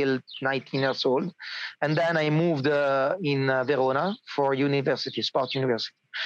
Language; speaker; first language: English; non-native, learner; Italian